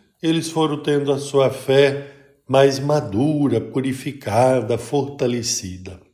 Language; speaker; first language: Portuguese; native; Portuguese